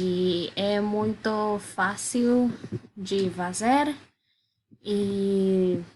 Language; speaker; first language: Portuguese; non-native, learner; Spanish